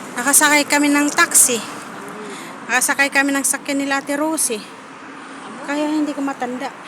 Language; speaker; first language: Filipino; non-native, local second language; Cebuano